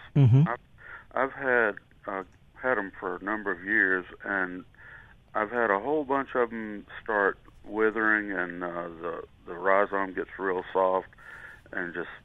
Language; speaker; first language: English; native; English